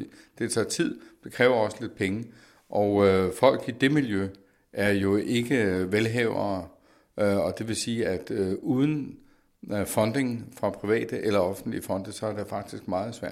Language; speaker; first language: Danish; native; Danish